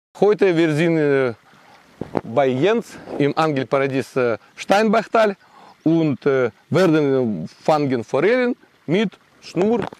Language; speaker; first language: German; non-native, learner; Russian